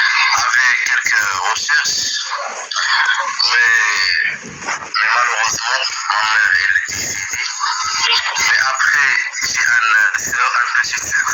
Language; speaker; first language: French; non-native, learner; Arabic